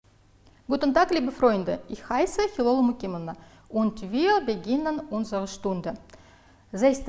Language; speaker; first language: German; non-native, fluent; Uzbek